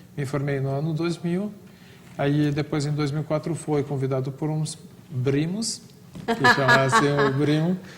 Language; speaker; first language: Portuguese; non-native, fluent; Arabic